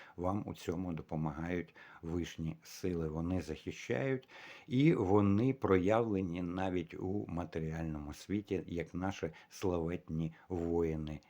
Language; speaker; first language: Ukrainian; non-native, local second language; Russian